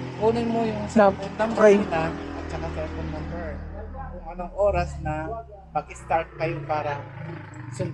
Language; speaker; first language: Filipino; non-native, local second language; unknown